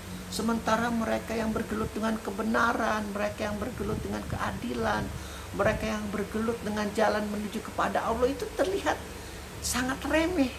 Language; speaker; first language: Indonesian; native; Indonesian